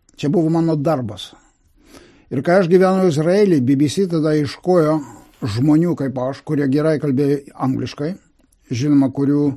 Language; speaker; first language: Lithuanian; non-native, local second language; Russian